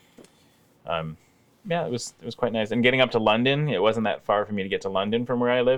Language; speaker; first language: English; native; English